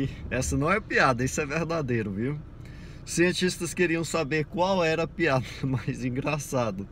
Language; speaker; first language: Portuguese; non-native, fluent; English